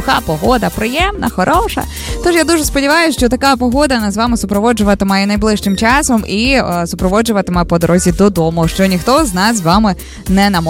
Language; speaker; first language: Ukrainian; native; Ukrainian